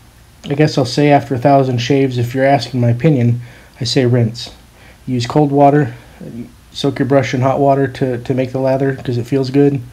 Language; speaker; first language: English; native; English